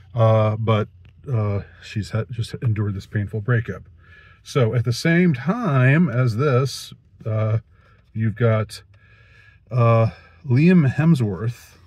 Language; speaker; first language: English; native; English